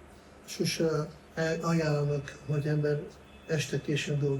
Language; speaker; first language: Hungarian; non-native, fluent; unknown